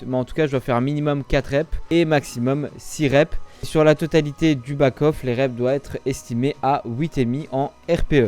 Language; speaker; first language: French; native; French